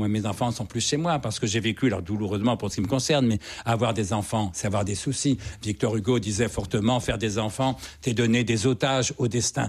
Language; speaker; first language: French; native; French